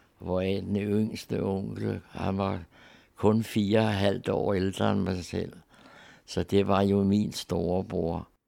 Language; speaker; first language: Danish; native; Danish